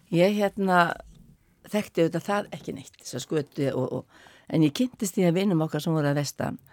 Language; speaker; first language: Icelandic; non-native, fluent; Faroese